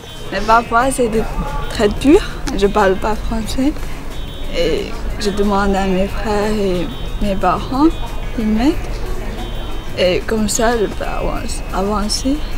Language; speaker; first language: French; non-native, learner; Chinese